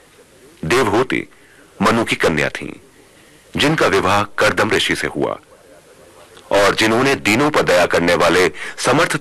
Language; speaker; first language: Hindi; native; Hindi